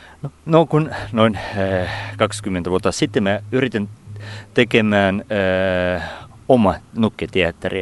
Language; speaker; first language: Finnish; non-native, fluent; Russian